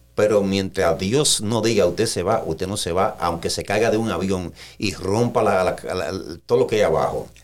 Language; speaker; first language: Spanish; native; Spanish